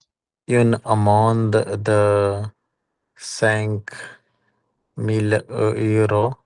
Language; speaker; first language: French; non-native, learner; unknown